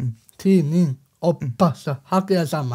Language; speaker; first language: Swedish; non-native, learner; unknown